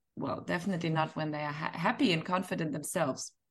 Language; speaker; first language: English; non-native, fluent; German